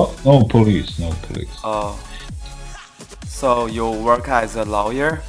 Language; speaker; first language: English; non-native, learner; Chinese